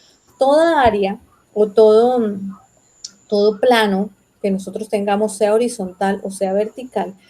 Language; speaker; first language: Spanish; native; Spanish